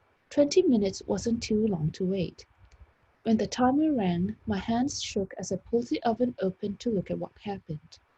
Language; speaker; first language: English; non-native, fluent; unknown